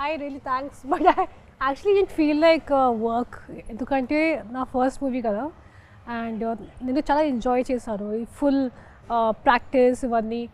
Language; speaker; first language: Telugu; non-native, local second language; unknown